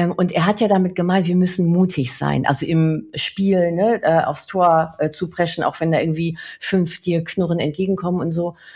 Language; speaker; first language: German; early bilingual, other home language; Spanish